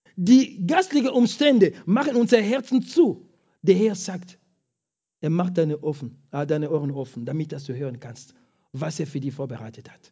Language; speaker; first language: German; non-native, fluent; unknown